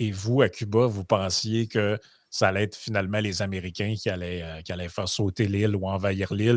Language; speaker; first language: French; native; French